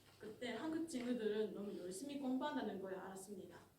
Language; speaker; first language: Korean; non-native, fluent; Japanese